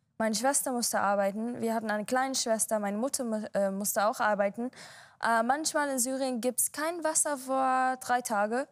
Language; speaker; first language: German; non-native, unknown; Arabic